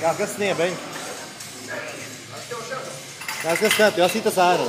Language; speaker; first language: Swedish; native; Swedish